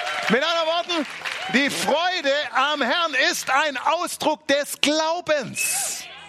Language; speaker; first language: German; native; German